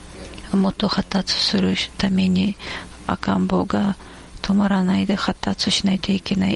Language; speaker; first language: Japanese; non-native, fluent; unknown